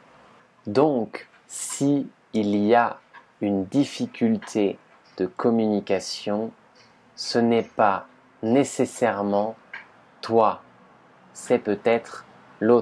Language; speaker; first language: French; native; French